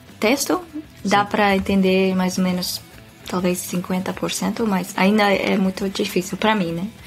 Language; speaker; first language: Portuguese; non-native, fluent; Dutch